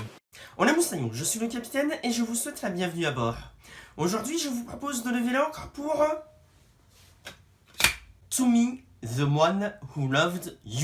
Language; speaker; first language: French; native; French